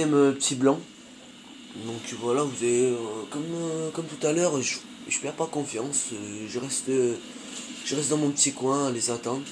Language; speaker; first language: French; native; French